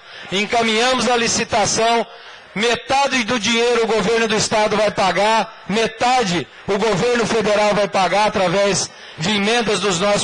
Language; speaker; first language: Portuguese; native; Portuguese